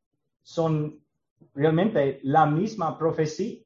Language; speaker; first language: Spanish; non-native, learner; English